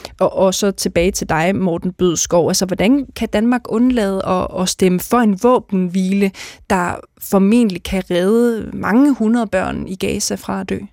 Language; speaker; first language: Danish; native; Danish